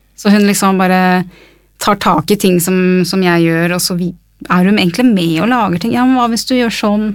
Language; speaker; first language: Norwegian; early bilingual, other home language; English